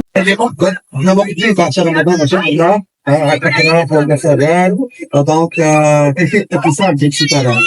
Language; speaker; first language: Arabic; native; Arabic